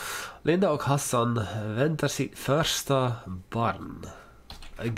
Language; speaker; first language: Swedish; non-native, learner; English